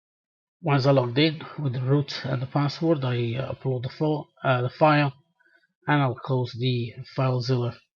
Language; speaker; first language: English; non-native, fluent; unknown